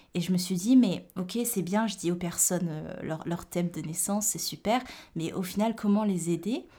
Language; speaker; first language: French; native; French